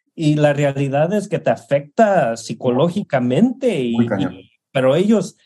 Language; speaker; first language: Spanish; early bilingual, heritage; Spanish